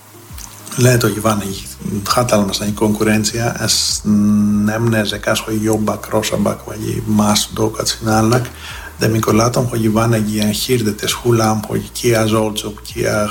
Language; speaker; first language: Hungarian; non-native, learner; Greek